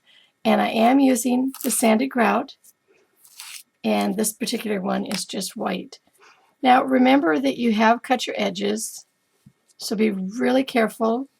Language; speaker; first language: English; native; English